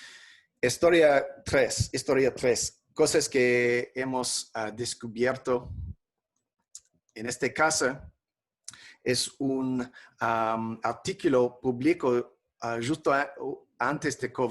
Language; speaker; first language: Spanish; non-native, fluent; English